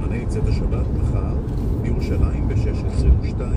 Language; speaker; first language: Hebrew; native; Hebrew